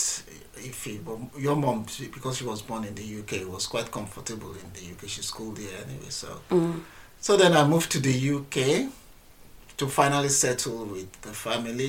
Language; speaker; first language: English; non-native, local second language; Yoruba